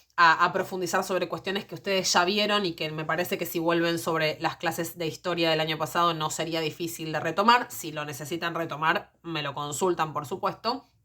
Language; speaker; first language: Spanish; native; Spanish